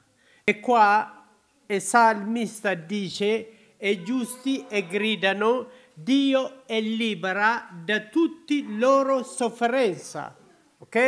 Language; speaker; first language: Italian; non-native, learner; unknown